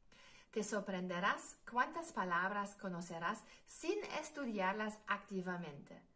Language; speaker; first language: Spanish; non-native, fluent; German